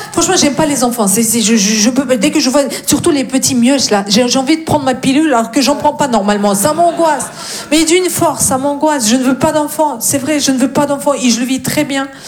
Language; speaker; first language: French; non-native, fluent; Russian